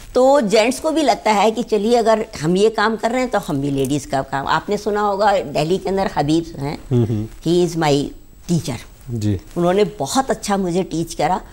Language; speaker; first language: Hindi; native; Hindi